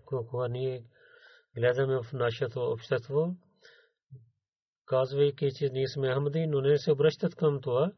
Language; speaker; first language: Bulgarian; non-native, learner; Urdu